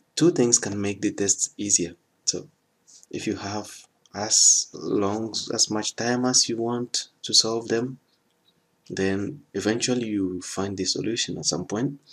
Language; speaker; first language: English; non-native, fluent; French